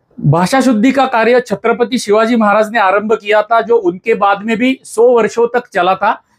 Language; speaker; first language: Hindi; non-native, local second language; Marathi